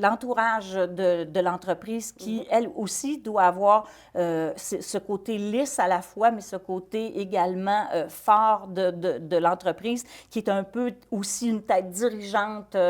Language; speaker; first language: French; native; French